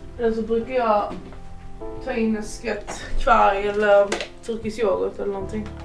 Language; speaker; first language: Swedish; early bilingual, other home language; Persian